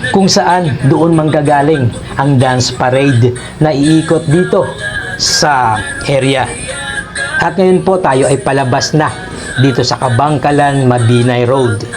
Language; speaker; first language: Filipino; non-native, local second language; Hiligaynon